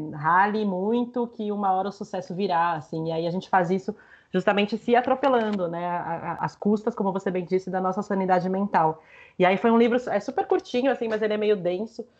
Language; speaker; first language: Portuguese; early bilingual, other home language; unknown